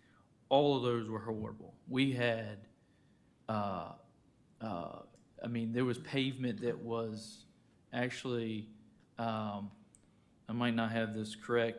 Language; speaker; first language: English; native; English